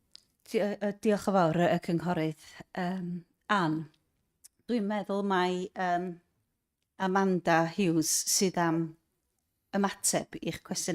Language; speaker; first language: Welsh; native; Welsh